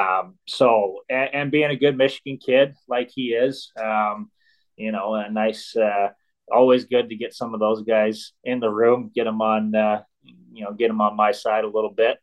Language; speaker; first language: English; native; English